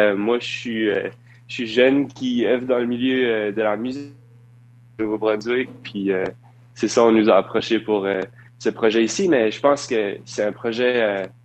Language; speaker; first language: French; native; French